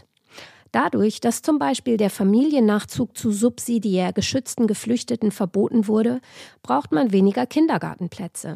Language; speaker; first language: German; native; German